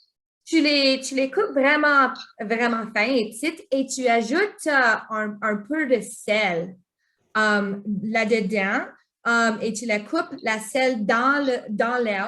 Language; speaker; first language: French; non-native, local second language; English